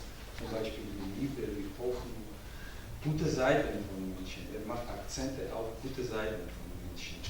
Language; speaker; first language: German; non-native, learner; Georgian